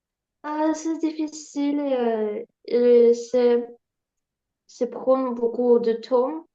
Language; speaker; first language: French; non-native, learner; Ukrainian